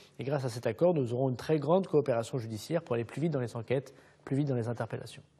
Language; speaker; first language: French; native; French